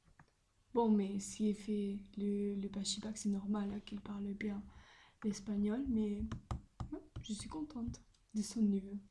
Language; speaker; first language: French; non-native, learner; Spanish